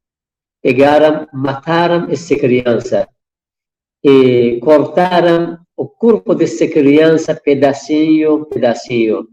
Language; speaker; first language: Portuguese; non-native, fluent; Persian